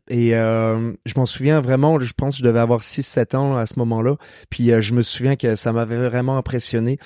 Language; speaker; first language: French; native; French